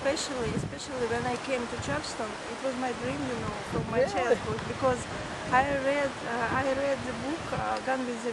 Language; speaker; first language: English; non-native, fluent; Russian